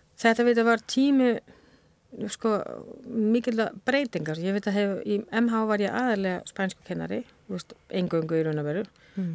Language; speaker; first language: Icelandic; non-native, fluent; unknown